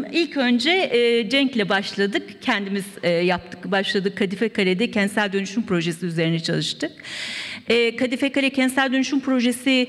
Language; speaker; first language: Turkish; native; Turkish